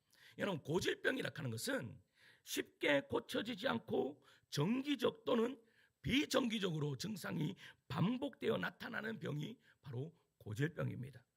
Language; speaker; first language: Korean; native; Korean